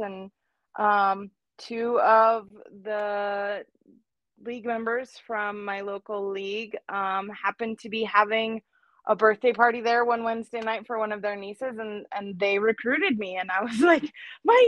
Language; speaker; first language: English; native; English